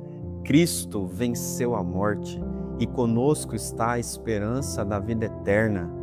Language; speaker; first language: Portuguese; native; Portuguese